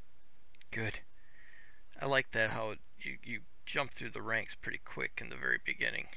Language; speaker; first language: English; native; English